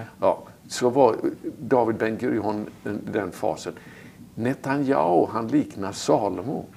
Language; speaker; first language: Swedish; native; Swedish